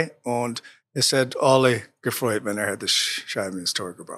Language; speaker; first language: German; non-native, learner; English